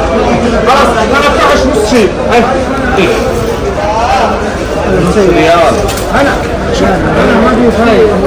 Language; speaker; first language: Arabic; non-native, learner; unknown